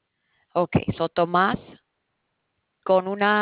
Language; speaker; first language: Spanish; early bilingual, heritage; Spanish